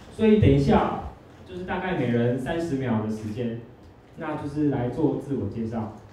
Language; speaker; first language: Chinese; native; Chinese